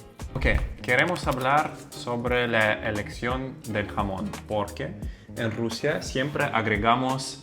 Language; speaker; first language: Spanish; non-native, fluent; Russian